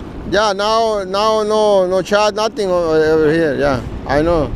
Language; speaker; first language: English; non-native, learner; Spanish